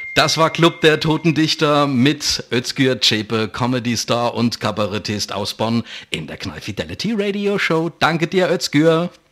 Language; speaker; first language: German; native; German